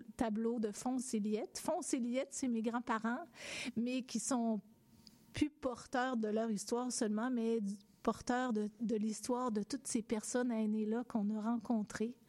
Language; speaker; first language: French; native; French